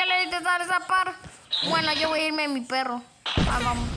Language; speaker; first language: Spanish; native; Spanish